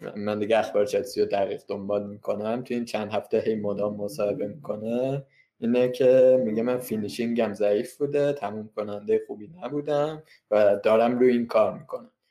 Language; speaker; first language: Persian; native; Persian